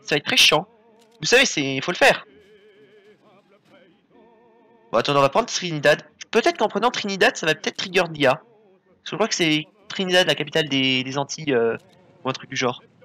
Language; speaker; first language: French; native; French